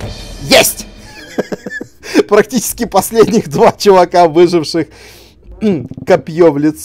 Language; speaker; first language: Russian; native; Russian